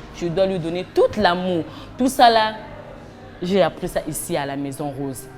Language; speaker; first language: French; non-native, local second language; Lingala